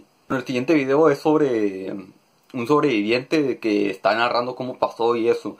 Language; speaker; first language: Spanish; native; Spanish